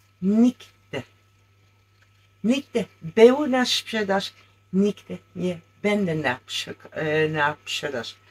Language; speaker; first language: Polish; non-native, learner; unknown